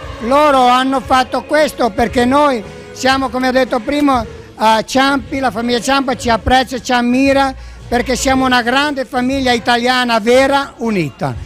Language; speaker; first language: Italian; native; Italian